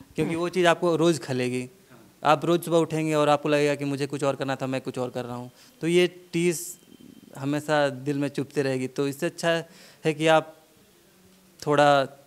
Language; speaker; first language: Hindi; native; Hindi